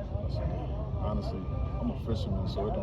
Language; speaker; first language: English; native; English